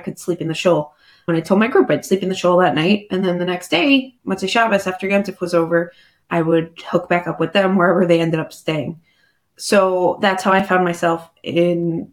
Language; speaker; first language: English; native; English